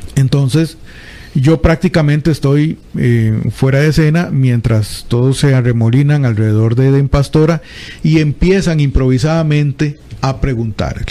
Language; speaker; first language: Spanish; native; Spanish